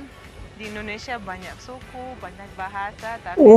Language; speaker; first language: Indonesian; non-native, fluent; Russian